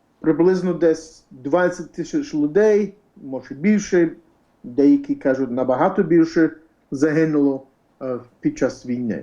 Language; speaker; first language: Ukrainian; early bilingual, heritage; Ukrainian